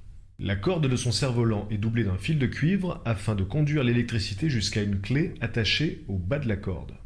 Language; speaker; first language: French; native; French